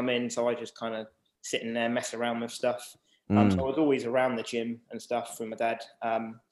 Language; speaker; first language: English; native; English